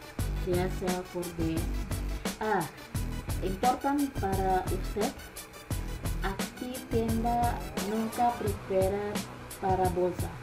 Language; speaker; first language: Spanish; non-native, learner; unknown